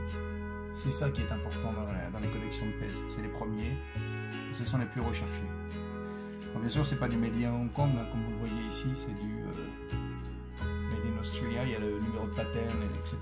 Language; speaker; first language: French; native; French